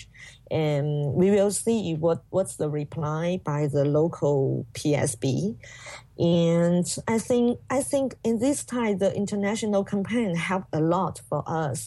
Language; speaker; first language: English; non-native, fluent; Chinese